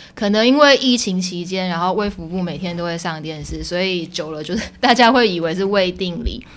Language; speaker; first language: Chinese; early bilingual, heritage; Chinese